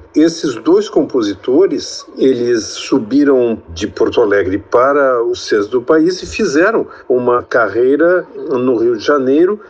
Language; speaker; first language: Portuguese; native; Portuguese